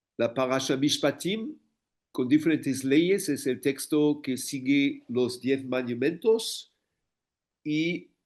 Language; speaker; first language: Spanish; non-native, fluent; English